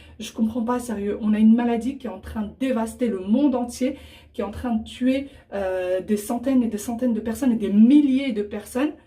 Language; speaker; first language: French; early bilingual, other home language; Arabic